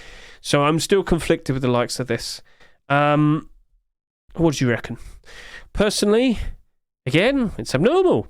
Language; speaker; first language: English; native; English